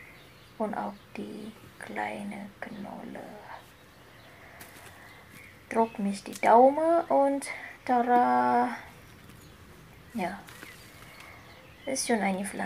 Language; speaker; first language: German; non-native, fluent; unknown